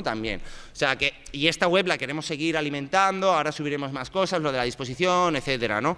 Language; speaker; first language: Spanish; native; Spanish